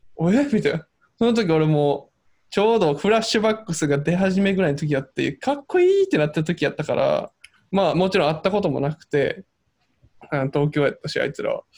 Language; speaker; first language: Japanese; native; Japanese